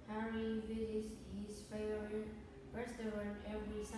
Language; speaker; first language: English; non-native, learner; Vietnamese